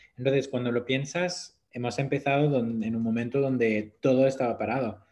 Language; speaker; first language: Spanish; non-native, fluent; Portuguese